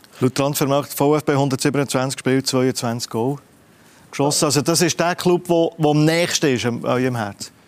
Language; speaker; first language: German; native; German